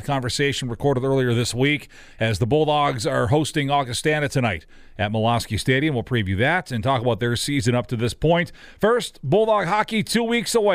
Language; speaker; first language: English; native; English